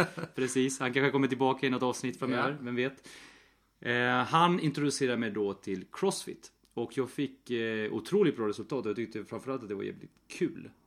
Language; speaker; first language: Swedish; early bilingual, other home language; Spanish